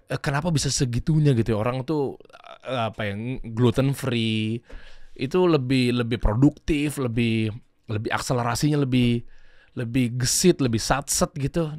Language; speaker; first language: Indonesian; native; Indonesian